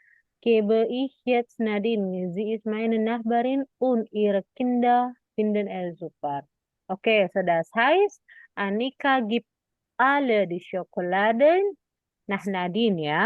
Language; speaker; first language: German; non-native, fluent; Indonesian